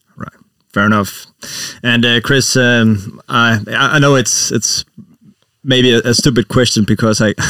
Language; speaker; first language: English; non-native, fluent; Danish